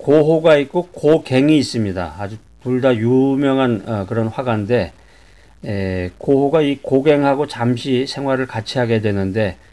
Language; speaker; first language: Korean; native; Korean